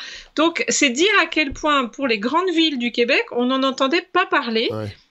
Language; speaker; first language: French; native; French